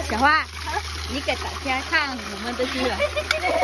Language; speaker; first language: Chinese; non-native, learner; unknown